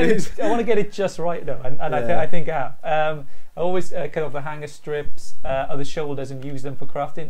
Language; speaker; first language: English; native; English